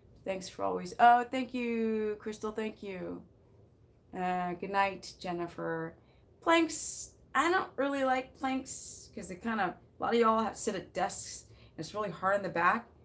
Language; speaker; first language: English; native; English